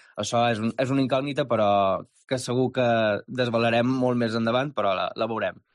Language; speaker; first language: Catalan; native; Catalan